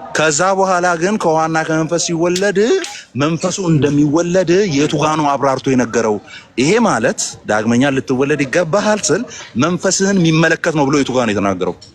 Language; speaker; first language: Amharic; non-native, local second language; Oromo